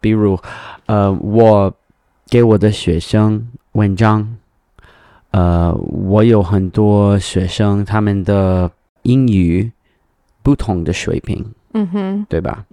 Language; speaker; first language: Chinese; non-native, learner; English